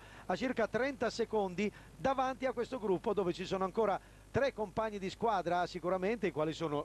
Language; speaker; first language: Italian; native; Italian